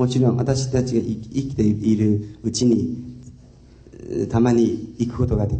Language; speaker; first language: Japanese; non-native, fluent; Chinese